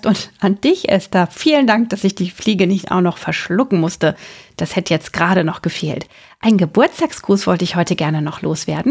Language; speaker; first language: German; native; German